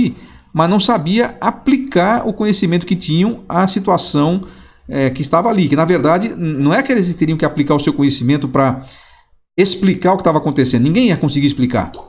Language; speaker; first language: Portuguese; native; Portuguese